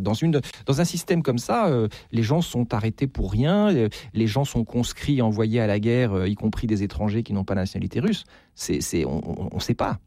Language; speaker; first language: French; native; French